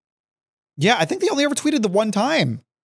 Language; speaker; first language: English; native; English